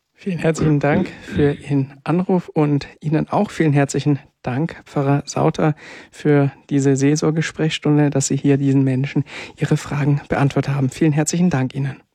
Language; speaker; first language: German; native; German